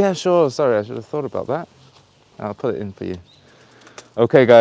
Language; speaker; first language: English; native; English